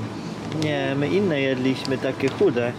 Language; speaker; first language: German; native; German